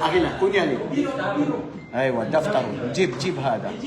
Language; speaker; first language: Filipino; non-native, local second language; Maranao